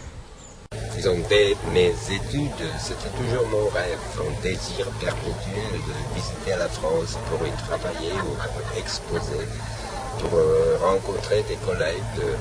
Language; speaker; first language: French; non-native, fluent; Slovak